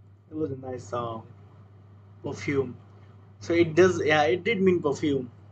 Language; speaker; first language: English; non-native, local second language; Hindi